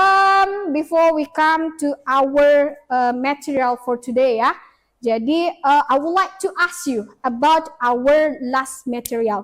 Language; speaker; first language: English; non-native, fluent; Indonesian